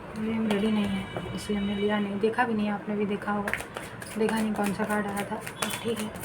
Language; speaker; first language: Hindi; non-native, local second language; Bangla